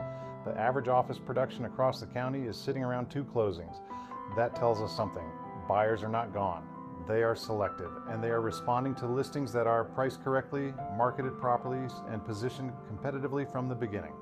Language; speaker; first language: English; native; English